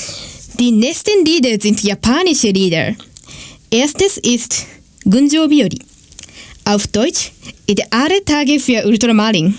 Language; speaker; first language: German; non-native, learner; Japanese